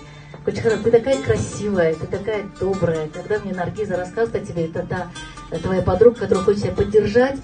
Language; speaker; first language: Russian; native; Russian